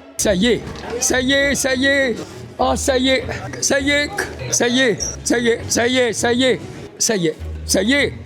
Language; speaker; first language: French; non-native, fluent; Punjabi